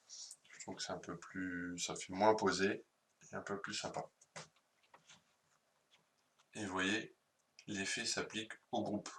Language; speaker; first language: French; native; French